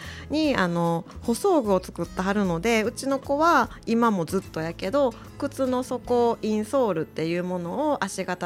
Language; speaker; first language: Japanese; native; Japanese